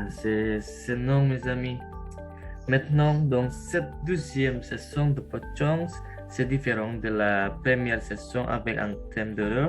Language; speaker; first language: French; non-native, learner; Indonesian